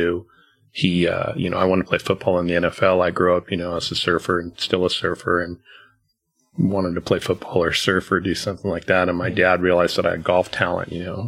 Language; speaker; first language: English; native; English